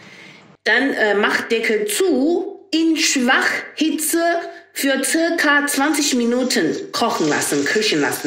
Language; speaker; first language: German; non-native, learner; Chinese